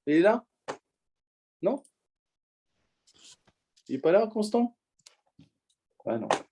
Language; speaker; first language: French; native; French